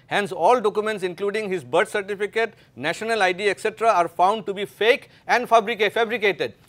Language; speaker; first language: English; non-native, local second language; Assamese